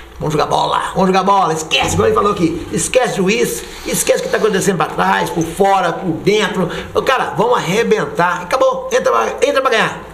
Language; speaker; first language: Portuguese; native; Portuguese